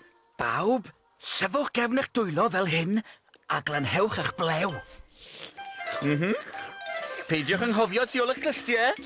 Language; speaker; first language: Welsh; native; Welsh